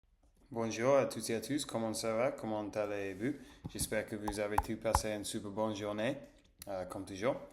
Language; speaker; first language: French; non-native, learner; English